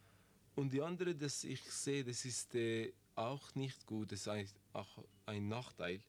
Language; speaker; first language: German; non-native, learner; Persian